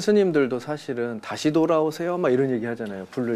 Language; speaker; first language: Korean; native; Korean